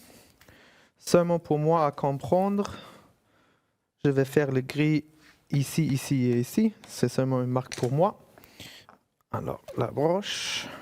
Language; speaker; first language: French; non-native, fluent; German